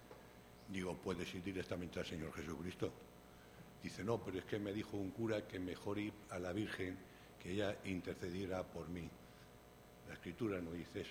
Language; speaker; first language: Spanish; native; Spanish